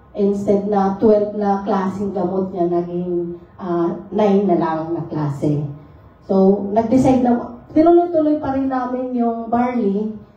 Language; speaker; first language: Filipino; non-native, local second language; Bikol